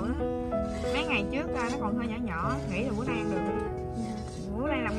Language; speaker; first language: Vietnamese; native; Vietnamese